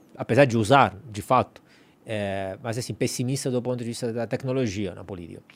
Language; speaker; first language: Portuguese; non-native, fluent; Italian